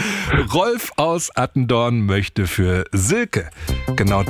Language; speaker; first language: German; native; German